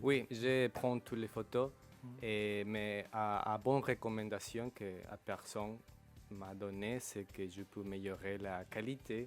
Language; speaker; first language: French; non-native, local second language; Spanish